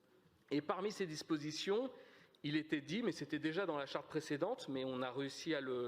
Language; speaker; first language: French; native; French